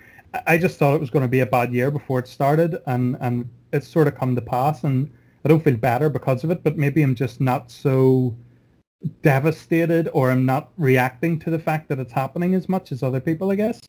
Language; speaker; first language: English; native; English